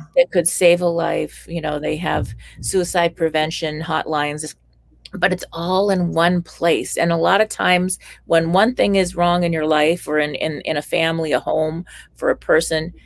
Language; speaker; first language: English; native; English